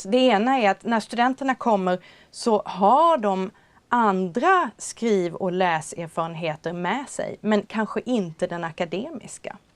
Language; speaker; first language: Swedish; native; Swedish